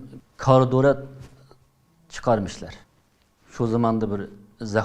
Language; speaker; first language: Turkish; non-native, learner; Uyghur